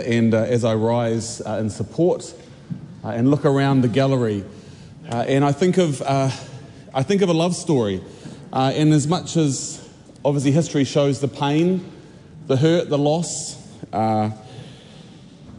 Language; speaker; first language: English; native; English